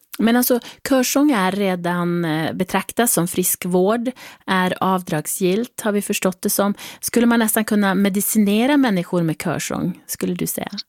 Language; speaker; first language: Swedish; native; Swedish